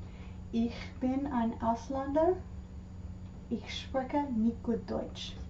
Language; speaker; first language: German; non-native, learner; English